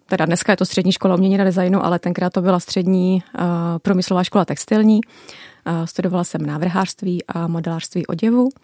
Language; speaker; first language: Czech; native; Czech